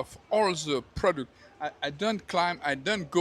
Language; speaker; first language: English; non-native, learner; French